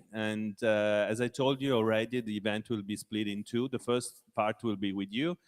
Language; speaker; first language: English; non-native, fluent; Italian